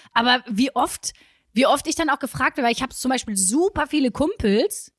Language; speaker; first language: German; native; German